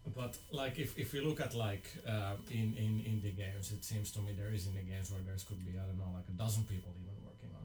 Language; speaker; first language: English; non-native, fluent; Finnish